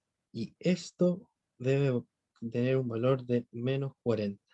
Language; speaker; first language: Spanish; native; Spanish